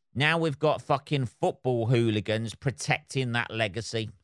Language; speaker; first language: English; native; English